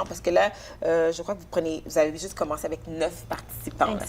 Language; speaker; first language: French; native; French